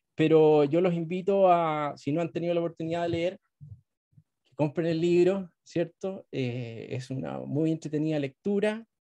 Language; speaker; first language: Spanish; native; Spanish